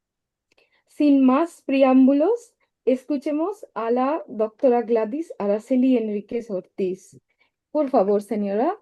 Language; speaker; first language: Spanish; non-native, learner; Bangla